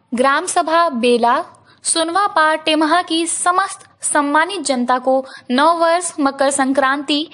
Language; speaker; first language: Hindi; native; Hindi